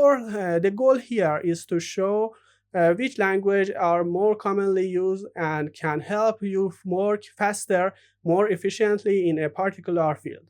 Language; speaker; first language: English; non-native, fluent; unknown